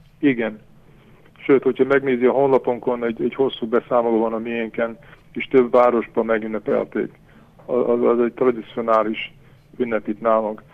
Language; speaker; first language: Hungarian; early bilingual, heritage; Hungarian